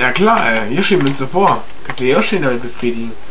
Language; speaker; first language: German; native; German